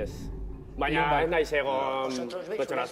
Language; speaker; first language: Basque; non-native, local second language; Spanish